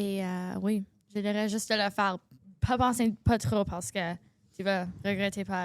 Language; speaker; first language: French; non-native, local second language; English